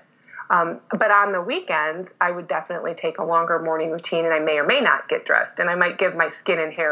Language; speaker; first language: English; native; English